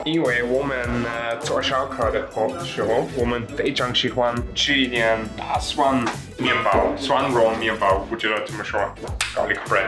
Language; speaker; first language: Chinese; non-native, fluent; German